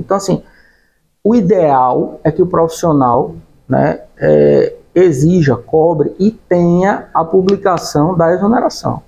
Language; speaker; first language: Portuguese; native; Portuguese